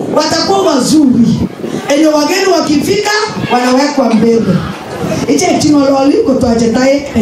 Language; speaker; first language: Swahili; non-native, local second language; Kalenjin